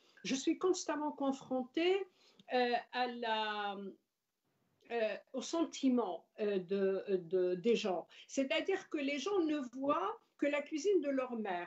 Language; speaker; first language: French; non-native, local second language; Arabic